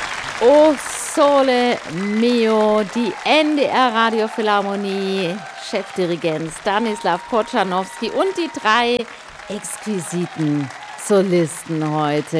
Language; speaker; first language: German; native; German